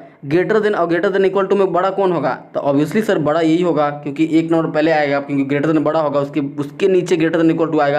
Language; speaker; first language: Hindi; native; Hindi